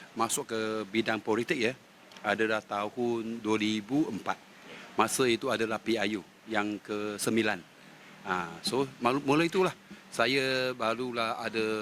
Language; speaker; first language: Malay; non-native, local second language; Chinese